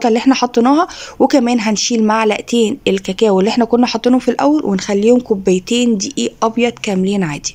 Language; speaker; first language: Arabic; native; Arabic